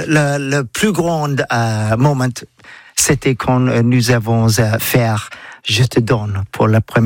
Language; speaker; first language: French; non-native, learner; English